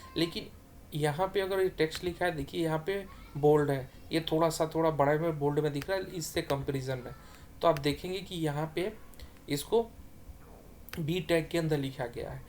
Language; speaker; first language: Hindi; native; Hindi